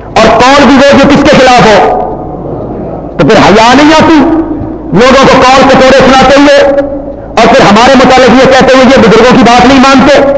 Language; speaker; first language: Urdu; non-native, local second language; Punjabi